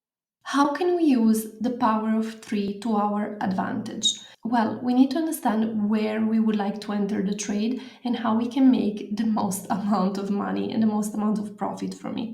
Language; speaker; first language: English; non-native, fluent; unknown